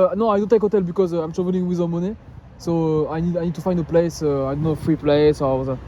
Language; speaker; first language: English; non-native, learner; French